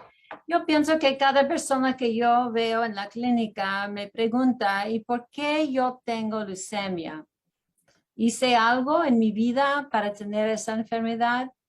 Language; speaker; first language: Spanish; early bilingual, heritage; Spanish